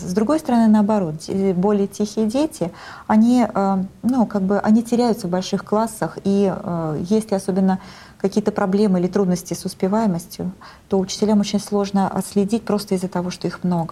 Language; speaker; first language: Russian; native; Russian